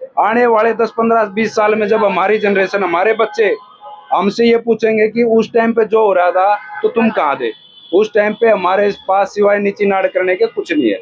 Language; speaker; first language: Hindi; native; Hindi